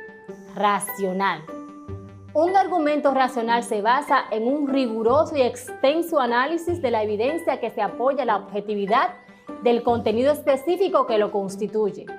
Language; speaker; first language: Spanish; native; Spanish